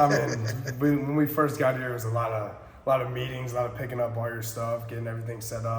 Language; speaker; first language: English; native; English